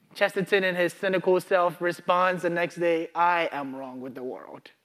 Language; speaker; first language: English; non-native, local second language; Akan